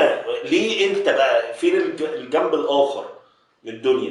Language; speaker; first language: Arabic; native; Arabic